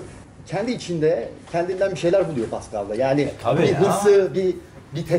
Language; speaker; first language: Turkish; native; Turkish